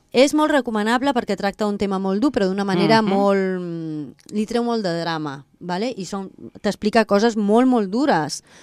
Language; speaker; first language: Catalan; non-native, local second language; Spanish